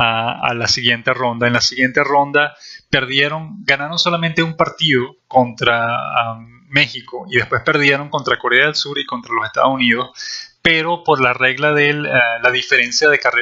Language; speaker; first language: Spanish; native; Spanish